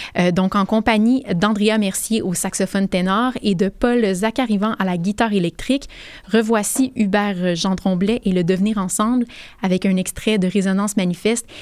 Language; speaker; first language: French; native; French